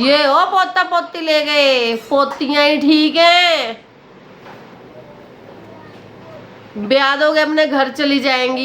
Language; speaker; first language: Hindi; native; Hindi